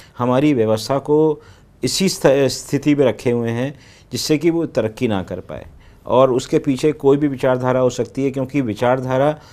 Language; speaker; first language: Hindi; native; Hindi